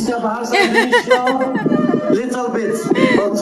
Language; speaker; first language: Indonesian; non-native, learner; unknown